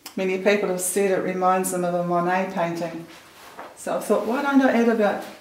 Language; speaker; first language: English; native; English